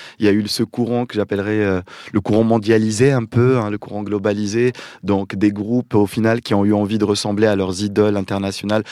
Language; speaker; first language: French; non-native, local second language; Arabic